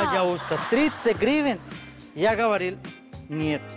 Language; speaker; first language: Russian; non-native, learner; Spanish